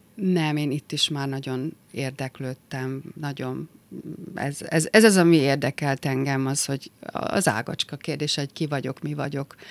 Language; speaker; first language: Hungarian; native; Hungarian